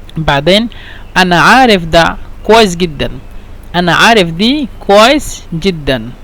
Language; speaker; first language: Egyptian Arabic; non-native, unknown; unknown